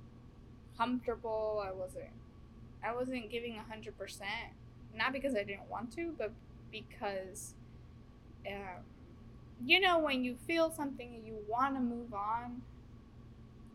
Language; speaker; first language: English; early bilingual, other home language; Spanish